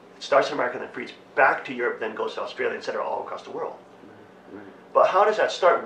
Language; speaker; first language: English; native; English